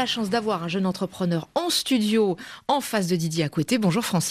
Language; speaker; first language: French; native; French